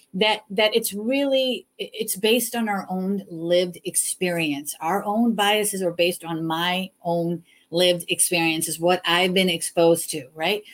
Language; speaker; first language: English; early bilingual, other home language; Hindi